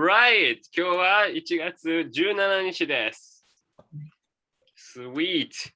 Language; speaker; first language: Japanese; non-native, fluent; English